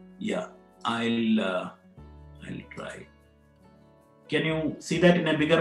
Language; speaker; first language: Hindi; non-native, local second language; Malayalam